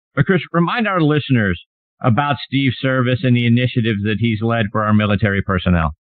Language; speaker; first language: English; native; English